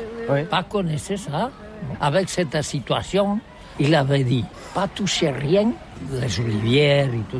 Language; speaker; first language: French; non-native, learner; Catalan